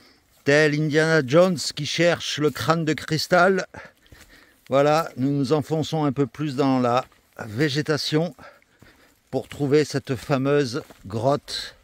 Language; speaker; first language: French; native; French